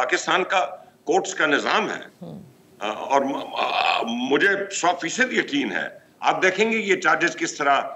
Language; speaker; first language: Urdu; early bilingual, heritage; Urdu